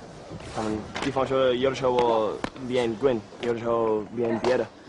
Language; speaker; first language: Chinese; non-native, learner; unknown